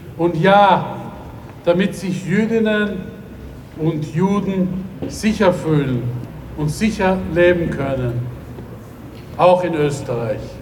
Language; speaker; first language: German; native; German